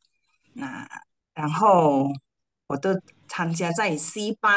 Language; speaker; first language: Chinese; early bilingual, heritage; Chinese